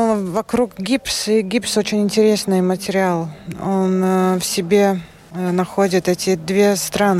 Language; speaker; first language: Russian; non-native, local second language; Latvian